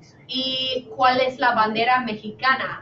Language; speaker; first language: Spanish; non-native, fluent; English